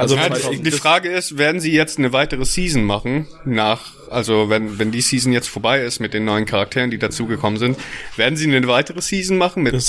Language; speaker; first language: German; native; German